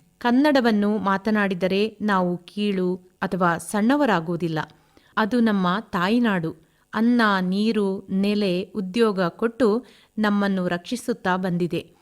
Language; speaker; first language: Kannada; native; Kannada